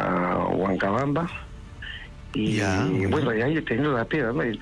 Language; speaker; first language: Spanish; native; Spanish